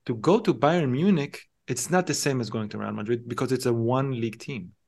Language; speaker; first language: English; non-native, fluent; Hebrew